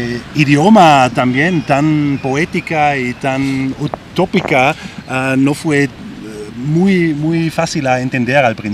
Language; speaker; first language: Spanish; non-native, learner; German